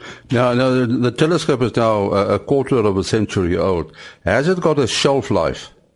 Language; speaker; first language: English; non-native, local second language; Afrikaans